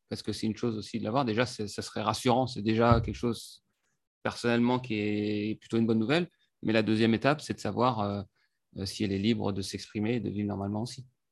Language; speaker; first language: French; native; French